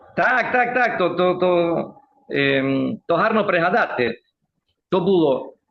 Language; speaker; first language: Ukrainian; early bilingual, heritage; Ukrainian